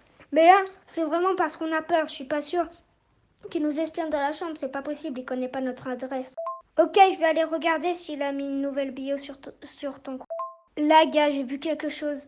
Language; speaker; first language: French; native; French